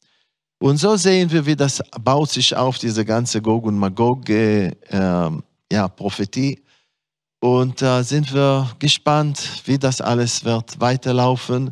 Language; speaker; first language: German; non-native, fluent; Hebrew